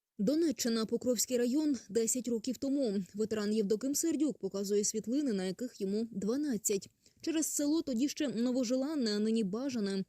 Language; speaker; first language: Ukrainian; native; Ukrainian